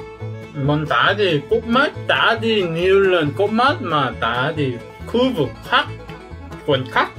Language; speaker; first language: Vietnamese; non-native, learner; Korean